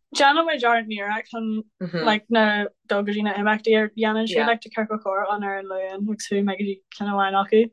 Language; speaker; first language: Irish; non-native, local second language; English